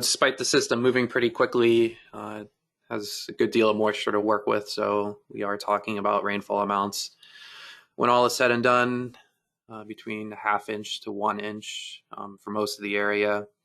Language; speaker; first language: English; native; English